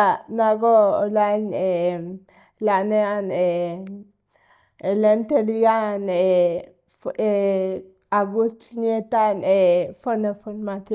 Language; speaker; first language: Basque; non-native, local second language; Spanish